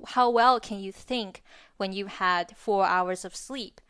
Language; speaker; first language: English; non-native, fluent; Chinese